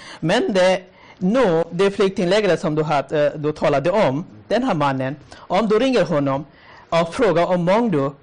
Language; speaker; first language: Swedish; non-native, learner; Rohingya